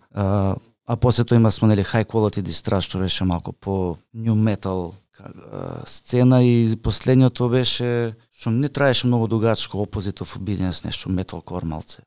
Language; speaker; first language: Macedonian; native; Macedonian